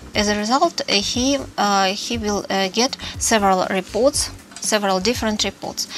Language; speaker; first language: English; non-native, fluent; Russian